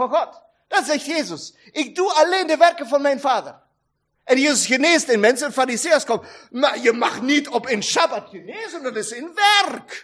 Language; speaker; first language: German; non-native, learner; Dutch